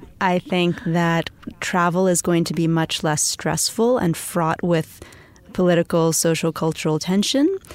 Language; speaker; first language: English; native; English